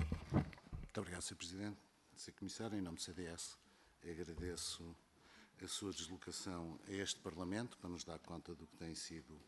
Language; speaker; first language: Portuguese; native; Portuguese